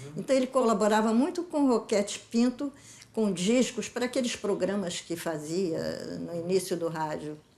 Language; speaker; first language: Portuguese; native; Portuguese